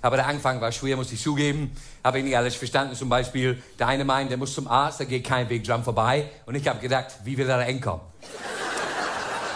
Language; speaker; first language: German; non-native, fluent; English